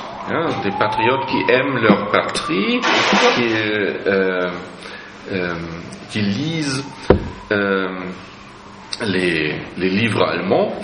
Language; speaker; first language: French; non-native, fluent; German